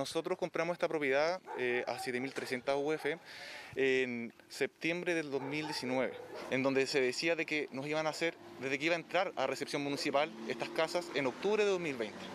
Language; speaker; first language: Spanish; native; Spanish